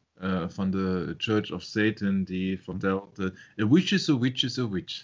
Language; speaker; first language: Dutch; non-native, fluent; German